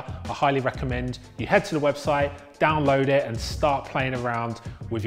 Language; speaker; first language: English; native; English